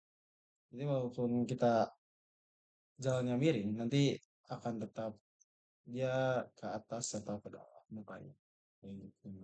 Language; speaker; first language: Indonesian; native; Indonesian